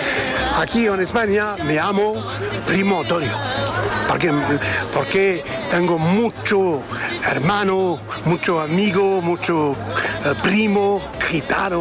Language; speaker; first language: Spanish; non-native, learner; French